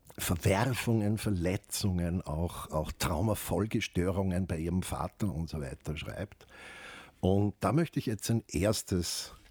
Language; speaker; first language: German; native; German